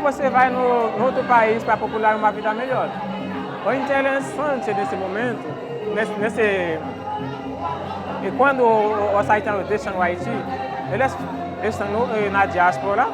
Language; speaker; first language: Portuguese; non-native, fluent; Haitian Creole